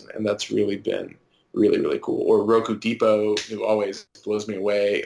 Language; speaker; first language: English; native; English